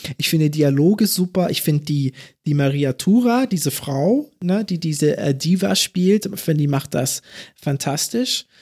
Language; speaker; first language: German; early bilingual, other home language; English